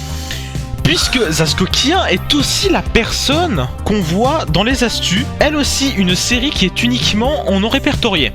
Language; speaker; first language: French; native; French